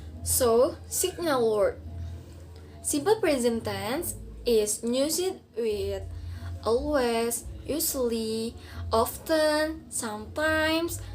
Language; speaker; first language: English; non-native, learner; Indonesian